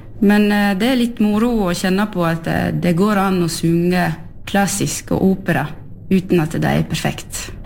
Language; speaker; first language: Norwegian; early bilingual, heritage; French